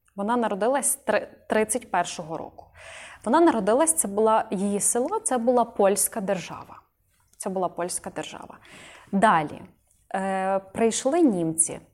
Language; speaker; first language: Ukrainian; native; Ukrainian